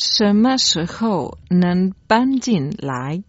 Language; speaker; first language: Chinese; non-native, learner; Croatian